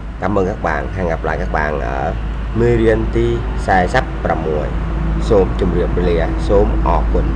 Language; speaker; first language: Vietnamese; non-native, local second language; Khmer